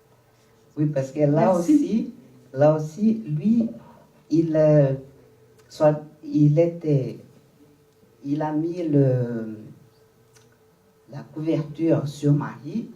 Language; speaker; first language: French; non-native, fluent; Portuguese